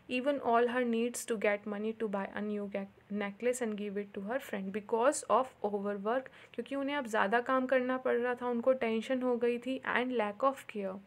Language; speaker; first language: Hindi; native; Hindi